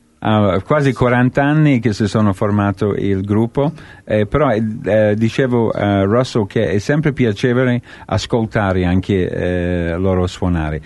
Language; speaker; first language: Italian; non-native, fluent; English